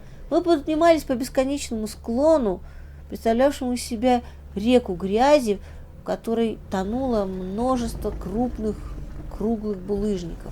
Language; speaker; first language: Russian; native; Russian